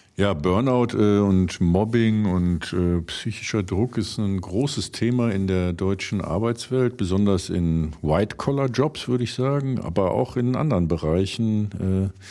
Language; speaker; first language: German; native; German